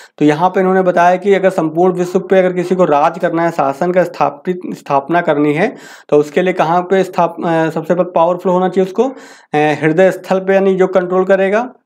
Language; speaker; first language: Hindi; native; Hindi